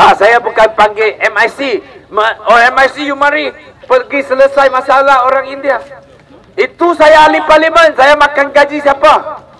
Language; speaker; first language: Malay; non-native, local second language; Chinese